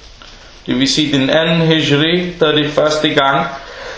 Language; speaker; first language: Danish; non-native, local second language; Arabic